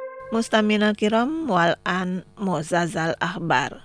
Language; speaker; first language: Arabic; non-native, fluent; Indonesian